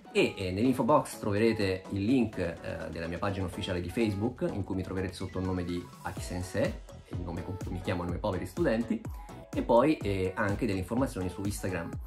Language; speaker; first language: Italian; early bilingual, other home language; Japanese